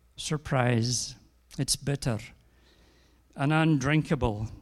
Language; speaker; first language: English; native; English